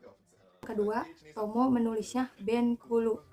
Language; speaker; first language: Indonesian; native; Indonesian